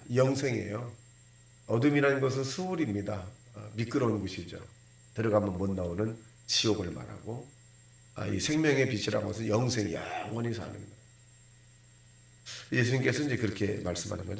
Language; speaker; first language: Korean; native; Korean